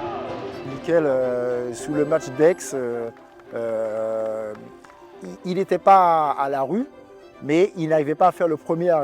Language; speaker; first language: French; native; French